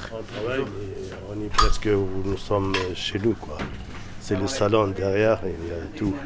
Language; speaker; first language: French; non-native, local second language; Arabic